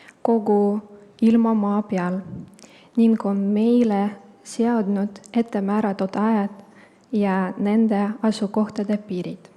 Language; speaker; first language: Estonian; non-native, local second language; Russian